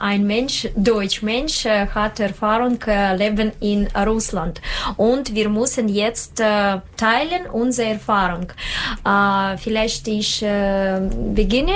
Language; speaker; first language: German; non-native, learner; Russian